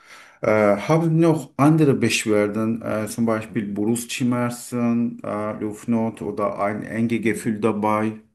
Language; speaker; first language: German; non-native, learner; Turkish